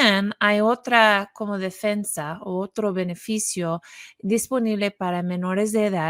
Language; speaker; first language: Spanish; non-native, fluent; English